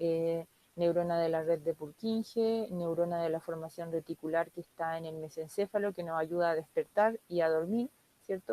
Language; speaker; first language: Spanish; native; Spanish